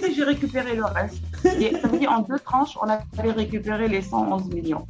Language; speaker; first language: French; non-native, local second language; Wolof